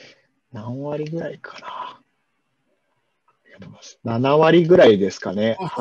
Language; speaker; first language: Japanese; native; Japanese